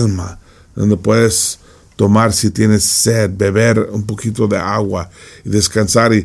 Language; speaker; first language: Spanish; non-native, fluent; English